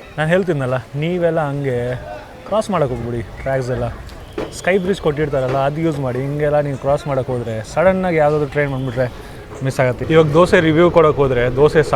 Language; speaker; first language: Kannada; non-native, local second language; Hindi